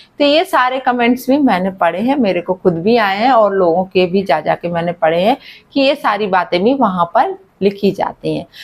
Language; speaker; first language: Hindi; native; Hindi